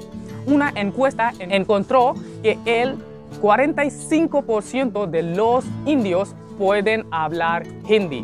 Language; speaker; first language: Spanish; non-native, learner; Hindi